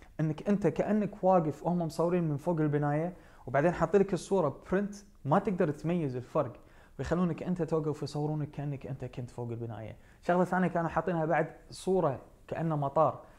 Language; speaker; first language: Arabic; native; Arabic